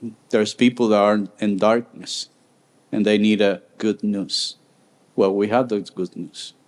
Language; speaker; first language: English; non-native, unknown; Spanish